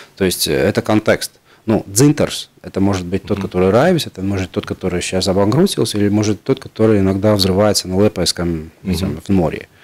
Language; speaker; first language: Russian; non-native, local second language; Latvian